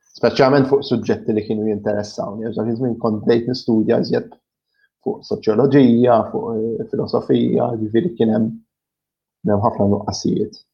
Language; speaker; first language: Maltese; early bilingual, heritage; Maltese